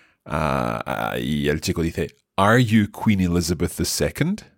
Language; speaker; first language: English; native; English